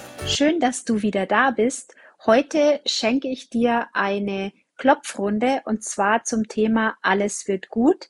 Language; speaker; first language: German; native; German